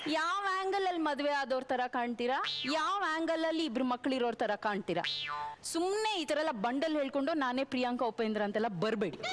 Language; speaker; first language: Kannada; non-native, fluent; Bangla